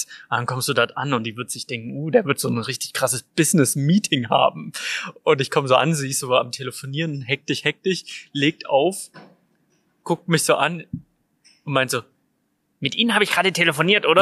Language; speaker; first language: German; native; German